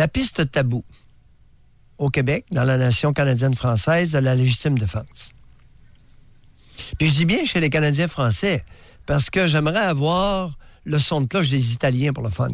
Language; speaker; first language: French; native; French